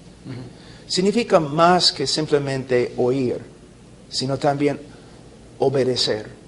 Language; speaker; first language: Spanish; non-native, fluent; English